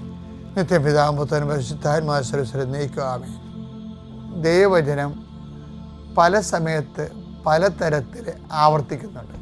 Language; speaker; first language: Malayalam; native; Malayalam